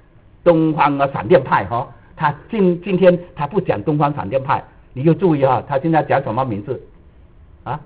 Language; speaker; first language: Chinese; native; Chinese